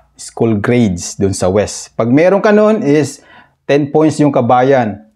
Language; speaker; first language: Filipino; native; Filipino